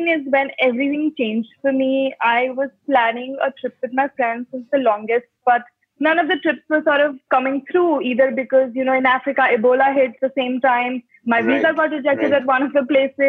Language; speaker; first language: English; non-native, local second language; Hindi